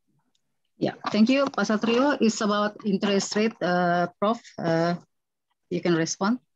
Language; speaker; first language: English; non-native, fluent; Indonesian